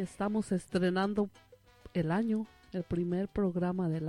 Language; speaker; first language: Spanish; native; Spanish